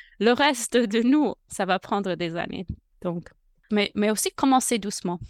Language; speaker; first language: French; non-native, fluent; English